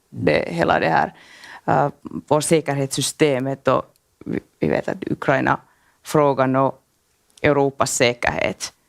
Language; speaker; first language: Swedish; non-native, local second language; Finnish